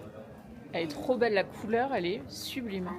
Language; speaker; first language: French; native; French